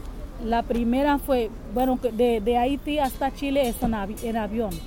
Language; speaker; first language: Spanish; non-native, learner; Haitian Creole